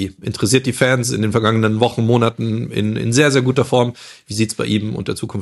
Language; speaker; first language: German; native; German